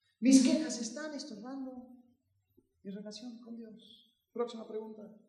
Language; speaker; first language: Spanish; early bilingual, heritage; Spanish